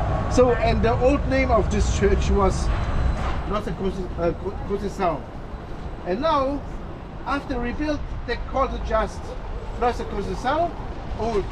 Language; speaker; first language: English; non-native, fluent; Portuguese